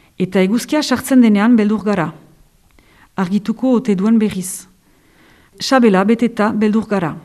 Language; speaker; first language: Basque; native; Basque